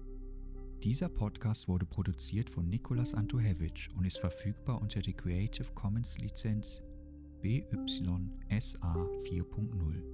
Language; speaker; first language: German; native; German